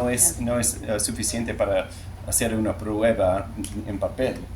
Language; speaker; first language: Spanish; non-native, learner; English